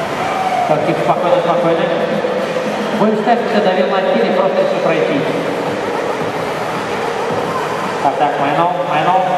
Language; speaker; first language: Russian; native; Russian